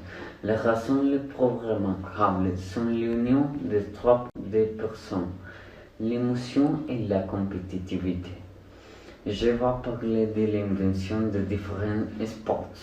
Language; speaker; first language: French; non-native, learner; Spanish